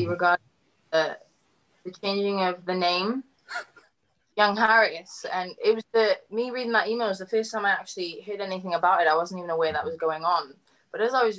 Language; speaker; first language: English; native; English